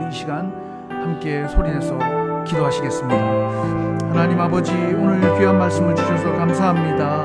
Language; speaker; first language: Korean; native; Korean